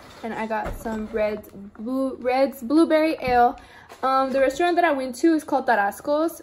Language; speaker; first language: English; early bilingual, other home language; Spanish